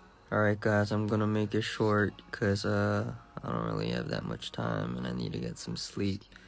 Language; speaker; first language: English; early bilingual, other home language; Korean